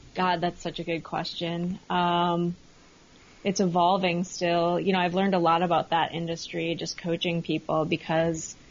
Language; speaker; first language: English; native; English